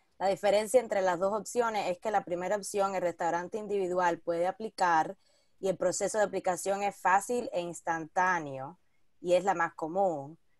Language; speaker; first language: Spanish; early bilingual, heritage; Spanish